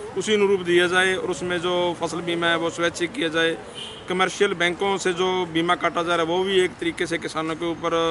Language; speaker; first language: Hindi; native; Hindi